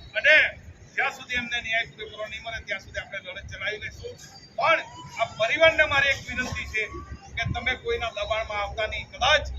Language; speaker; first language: Gujarati; native; Gujarati